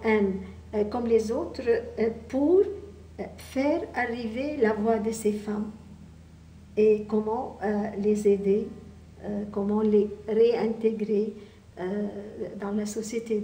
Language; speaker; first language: French; non-native, local second language; Arabic